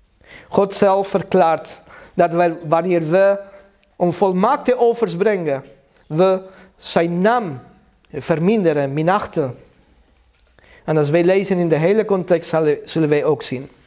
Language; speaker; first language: Dutch; non-native, learner; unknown